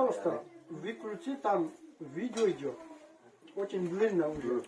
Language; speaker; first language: Russian; non-native, learner; Manipuri